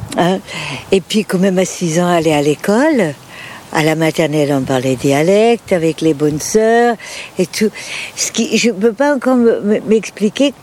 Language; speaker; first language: French; non-native, fluent; German